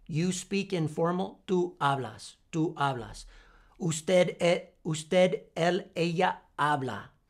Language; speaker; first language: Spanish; non-native, fluent; English